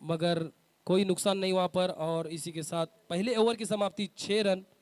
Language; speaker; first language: Hindi; non-native, local second language; Marathi